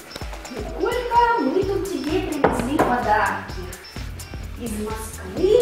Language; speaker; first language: Russian; native; Russian